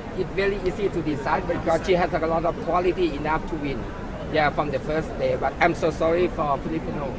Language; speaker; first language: English; non-native, learner; Thai